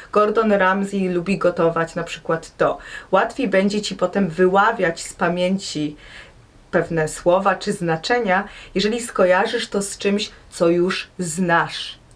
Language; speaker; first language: Polish; native; Polish